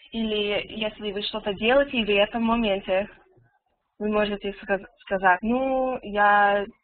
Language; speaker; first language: Russian; non-native, learner; English